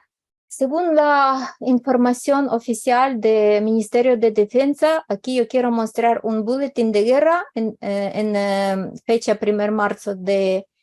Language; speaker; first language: Spanish; non-native, fluent; Ukrainian